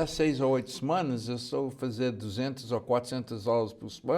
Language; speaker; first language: Portuguese; early bilingual, heritage; Portuguese